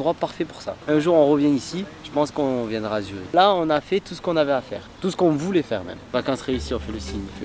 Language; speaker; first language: French; native; French